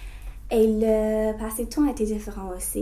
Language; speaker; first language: French; non-native, learner; English